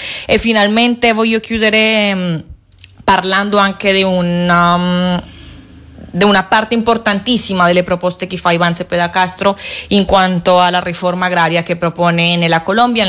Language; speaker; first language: Italian; non-native, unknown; Spanish